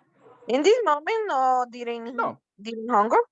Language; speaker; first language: English; non-native, learner; Spanish